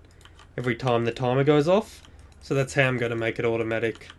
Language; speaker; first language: English; native; English